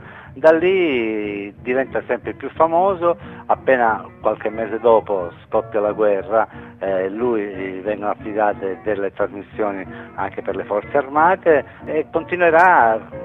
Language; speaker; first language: Italian; native; Italian